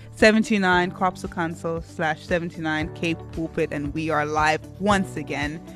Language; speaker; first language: English; native; English